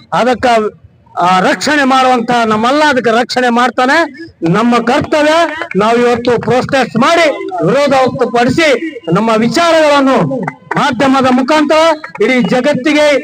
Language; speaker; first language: Kannada; non-native, local second language; Urdu